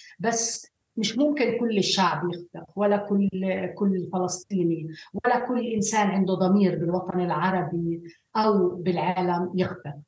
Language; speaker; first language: Arabic; native; Arabic